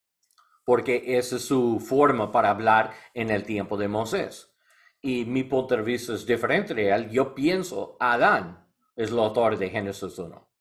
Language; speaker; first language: Spanish; non-native, learner; English